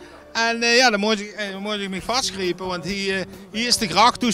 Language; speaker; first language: Dutch; native; Dutch